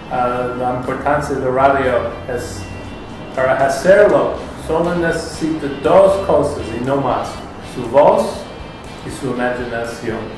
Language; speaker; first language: Spanish; non-native, fluent; English